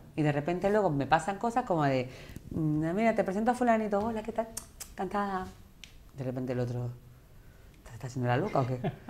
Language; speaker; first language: Spanish; native; Spanish